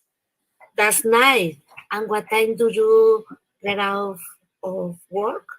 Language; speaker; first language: English; non-native, learner; Spanish